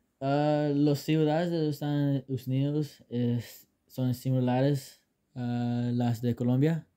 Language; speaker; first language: Spanish; early bilingual, heritage; English